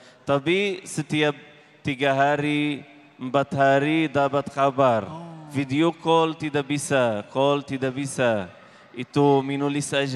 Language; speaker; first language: Indonesian; non-native, learner; Arabic